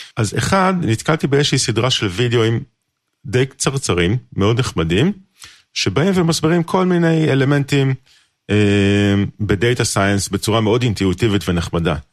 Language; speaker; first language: Hebrew; native; Hebrew